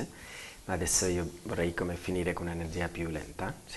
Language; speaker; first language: Italian; non-native, learner; Spanish